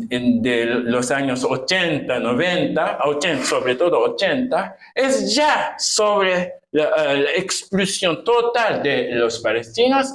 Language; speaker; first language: Spanish; non-native, fluent; Japanese